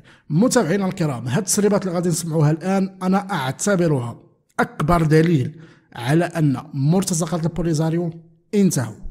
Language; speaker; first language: Arabic; native; Arabic